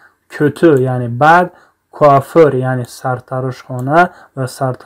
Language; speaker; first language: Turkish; non-native, fluent; Tajik